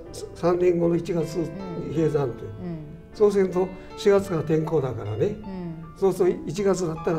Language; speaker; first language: Japanese; native; Japanese